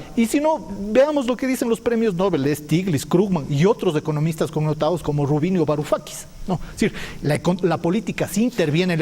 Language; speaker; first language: Spanish; native; Spanish